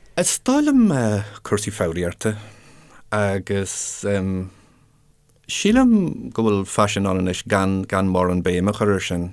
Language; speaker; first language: Irish; non-native, local second language; English